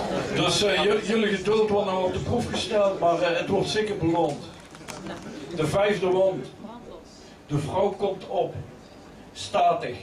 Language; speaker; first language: Dutch; native; Dutch